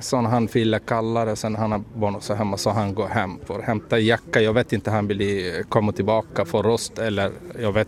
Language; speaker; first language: Swedish; non-native, learner; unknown